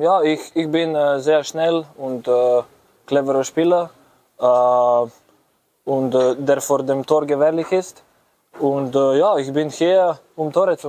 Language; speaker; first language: German; non-native, learner; Slovenian